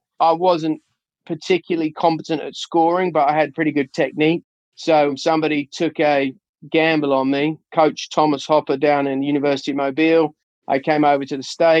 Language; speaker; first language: English; native; English